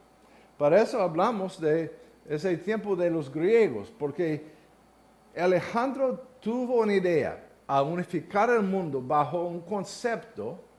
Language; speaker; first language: Spanish; non-native, learner; English